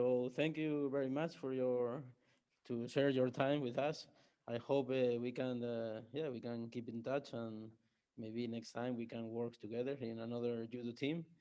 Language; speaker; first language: English; non-native, learner; Spanish